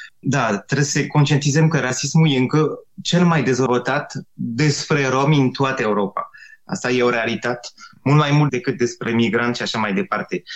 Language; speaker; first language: Romanian; non-native, fluent; French